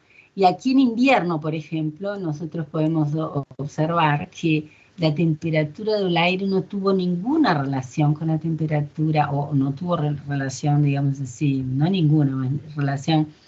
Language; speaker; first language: Spanish; non-native, fluent; Portuguese